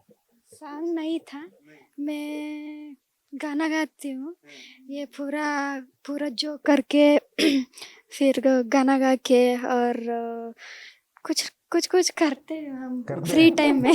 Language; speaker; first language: Hindi; non-native, local second language; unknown